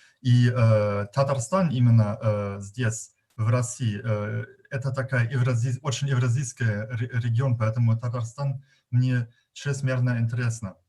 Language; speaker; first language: Russian; non-native, fluent; German